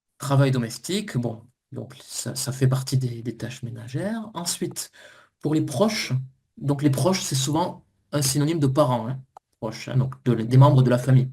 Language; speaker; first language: French; native; French